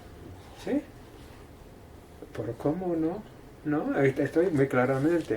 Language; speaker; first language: Spanish; non-native, fluent; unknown